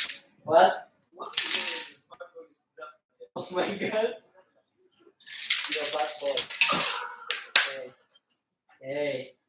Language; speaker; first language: English; non-native, learner; Filipino